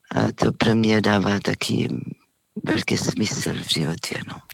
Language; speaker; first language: Czech; non-native, fluent; French